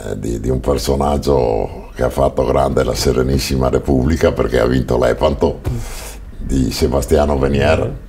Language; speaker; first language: Italian; native; Italian